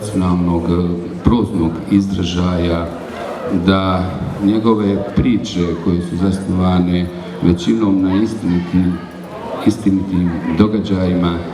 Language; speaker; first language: Bosnian; native; Bosnian